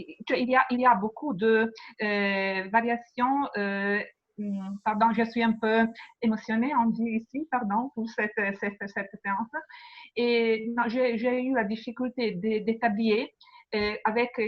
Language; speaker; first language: French; non-native, fluent; Italian